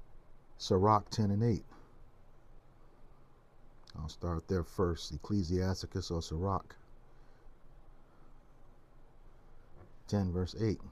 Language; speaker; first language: English; native; English